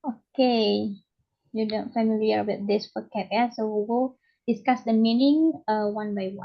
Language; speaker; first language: English; non-native, learner; Indonesian